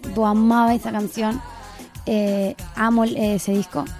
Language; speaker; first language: Spanish; native; Spanish